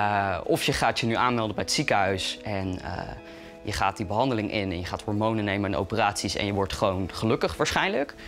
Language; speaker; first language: Dutch; native; Dutch